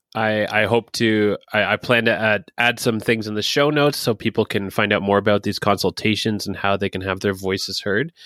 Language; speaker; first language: English; native; English